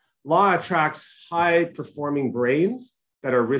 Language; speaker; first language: English; native; English